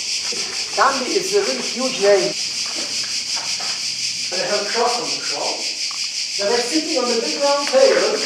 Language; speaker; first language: English; non-native, learner; Croatian